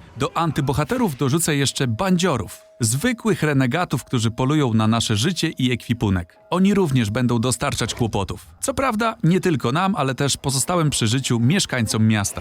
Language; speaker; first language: Polish; native; Polish